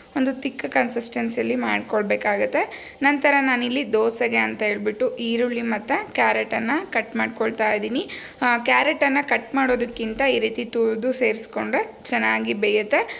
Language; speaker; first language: Kannada; native; Kannada